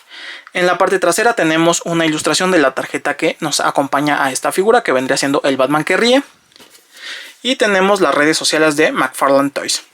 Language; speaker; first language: Spanish; native; Spanish